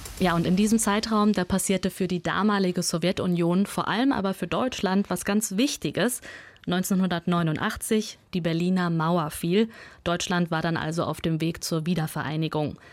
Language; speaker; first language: German; early bilingual, other home language; Russian